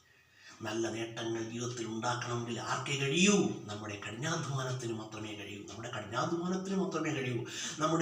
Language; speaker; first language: Malayalam; native; Malayalam